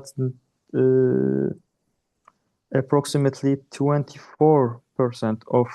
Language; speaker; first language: English; non-native, learner; Turkish